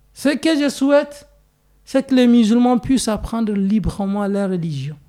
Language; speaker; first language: French; non-native, local second language; Hausa